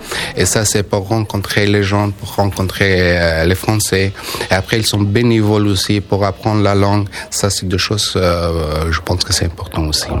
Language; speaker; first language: French; non-native, learner; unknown